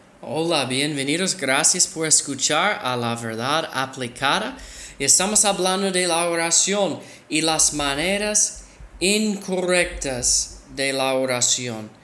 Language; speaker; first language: Spanish; non-native, fluent; English